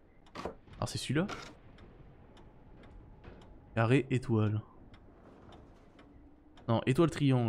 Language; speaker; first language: French; native; French